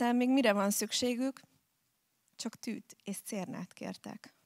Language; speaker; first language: Hungarian; native; Hungarian